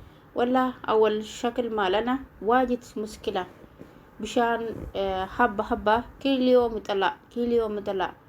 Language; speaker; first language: Arabic; non-native, learner; Oromo